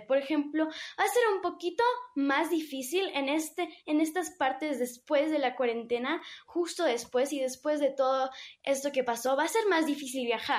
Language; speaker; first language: Spanish; early bilingual, heritage; English